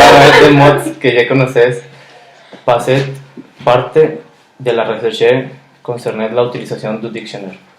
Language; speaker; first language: French; non-native, learner; Spanish